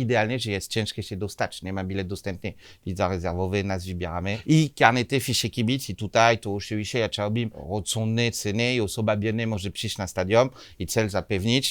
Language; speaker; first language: Polish; non-native, learner; French